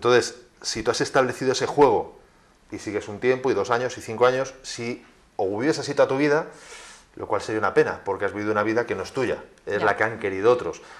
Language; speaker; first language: Spanish; native; Spanish